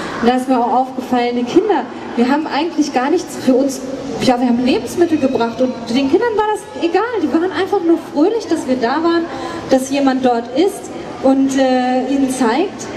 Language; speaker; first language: German; native; German